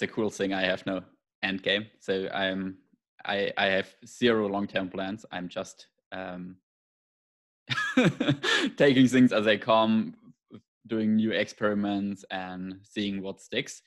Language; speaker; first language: English; non-native, fluent; German